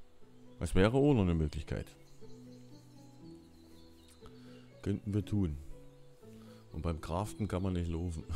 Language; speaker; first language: German; native; German